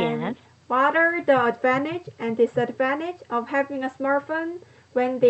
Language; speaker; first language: English; non-native, learner; Korean